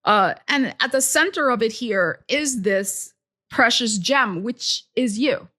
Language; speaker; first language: English; native; English